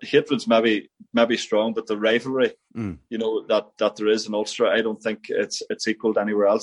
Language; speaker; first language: English; native; English